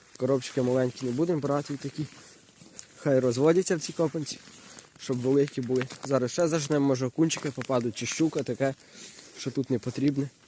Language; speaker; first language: Ukrainian; native; Ukrainian